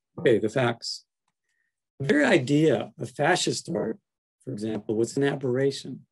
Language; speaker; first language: English; native; English